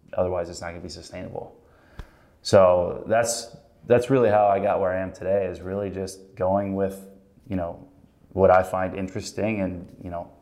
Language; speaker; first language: English; native; English